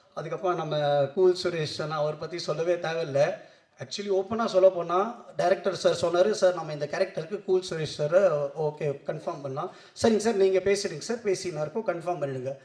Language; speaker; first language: Tamil; non-native, local second language; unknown